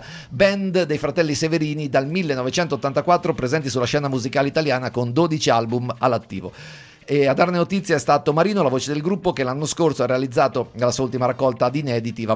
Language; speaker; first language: Italian; native; Italian